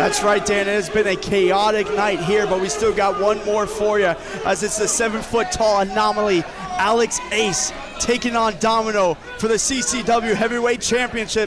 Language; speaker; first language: English; native; English